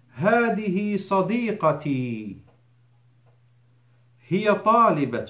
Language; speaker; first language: Arabic; non-native, fluent; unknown